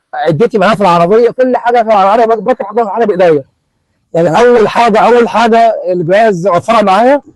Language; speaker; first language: Arabic; native; Arabic